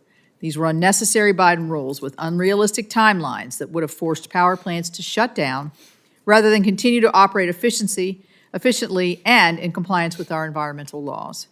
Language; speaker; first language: English; native; English